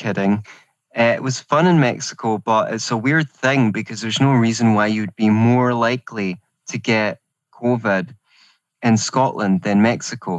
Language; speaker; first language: English; native; English